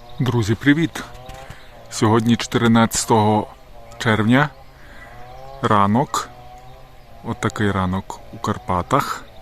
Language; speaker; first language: Ukrainian; native; Ukrainian